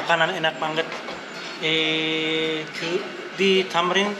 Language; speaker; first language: Indonesian; non-native, learner; Turkish